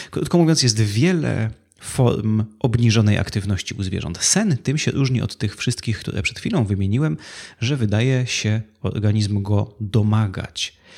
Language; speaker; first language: Polish; native; Polish